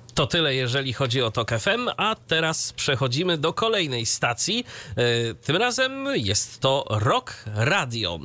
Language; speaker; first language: Polish; native; Polish